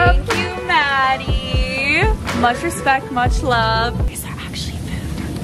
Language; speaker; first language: English; native; English